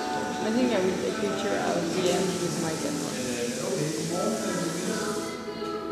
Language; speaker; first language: English; non-native, learner; French